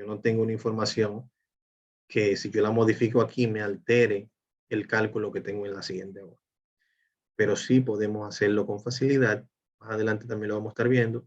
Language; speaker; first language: Spanish; native; Spanish